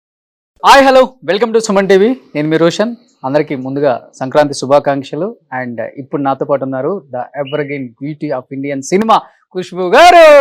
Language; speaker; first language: Telugu; native; Telugu